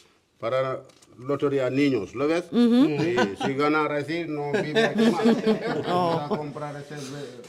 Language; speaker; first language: Spanish; non-native, learner; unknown